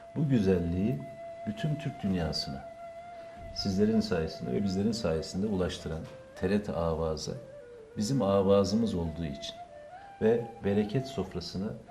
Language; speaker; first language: Turkish; native; Turkish